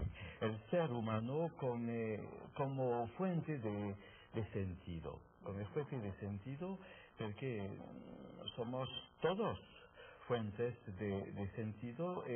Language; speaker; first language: Spanish; non-native, fluent; French